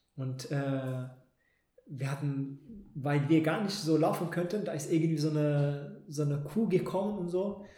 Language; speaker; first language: German; non-native, fluent; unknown